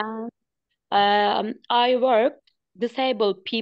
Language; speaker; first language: English; non-native, learner; Turkish